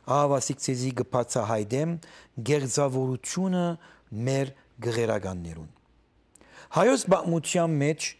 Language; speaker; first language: Armenian; early bilingual, heritage; Armenian